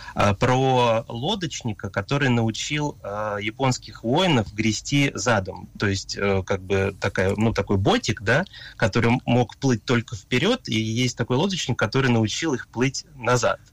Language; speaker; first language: Russian; early bilingual, heritage; Russian